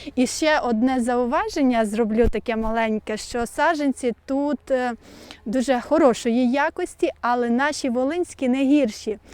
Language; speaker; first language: Ukrainian; native; Ukrainian